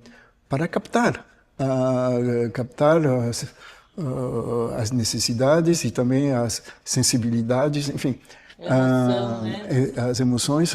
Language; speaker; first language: Portuguese; non-native, fluent; French